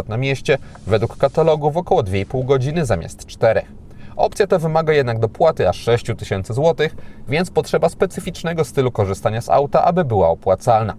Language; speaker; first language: Polish; native; Polish